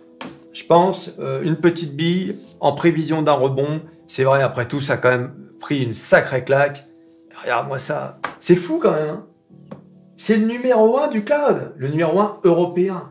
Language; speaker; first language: French; native; French